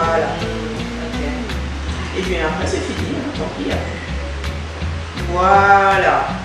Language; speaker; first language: French; native; French